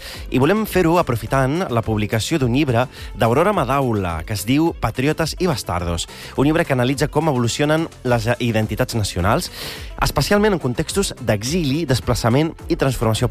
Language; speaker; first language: Catalan; early bilingual, other home language; Arabic